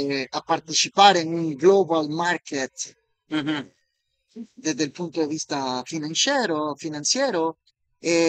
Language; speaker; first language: Italian; non-native, fluent; Spanish